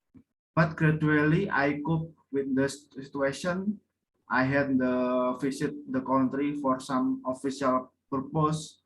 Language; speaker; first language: English; non-native, learner; Indonesian